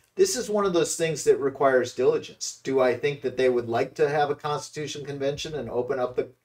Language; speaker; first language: English; native; English